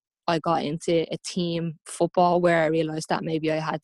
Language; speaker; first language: English; native; English